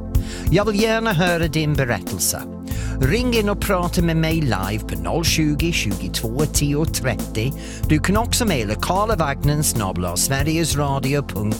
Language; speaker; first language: Swedish; non-native, fluent; English